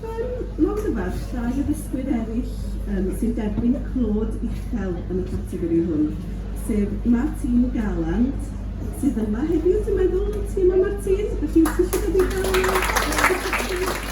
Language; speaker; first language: Welsh; native; Welsh